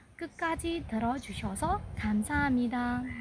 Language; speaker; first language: Korean; non-native, learner; Burmese